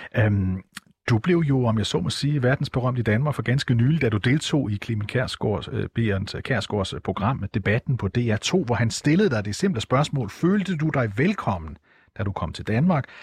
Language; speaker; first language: Danish; native; Danish